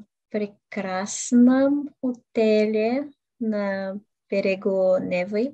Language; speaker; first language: Russian; non-native, learner; Bulgarian